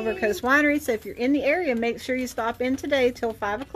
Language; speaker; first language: English; native; English